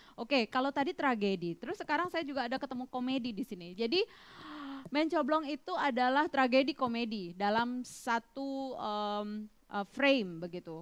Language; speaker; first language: Indonesian; native; Indonesian